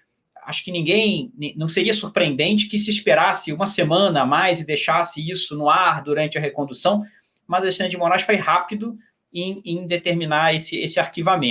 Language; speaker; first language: Portuguese; native; Portuguese